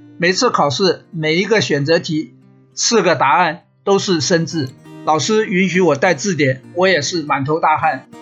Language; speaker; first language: Chinese; native; Chinese